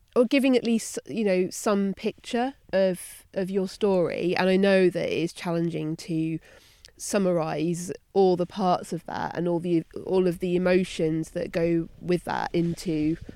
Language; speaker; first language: English; native; English